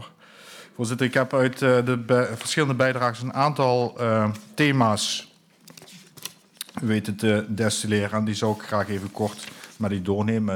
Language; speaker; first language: Dutch; native; Dutch